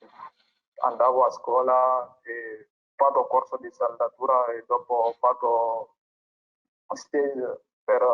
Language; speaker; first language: Italian; non-native, learner; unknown